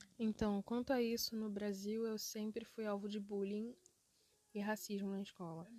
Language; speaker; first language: Portuguese; early bilingual, other home language; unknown